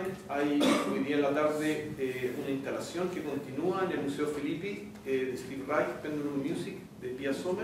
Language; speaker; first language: Spanish; native; Spanish